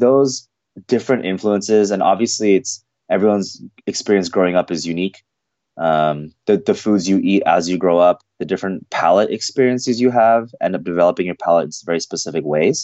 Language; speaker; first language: English; native; English